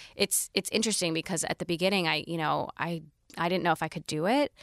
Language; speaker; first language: English; native; English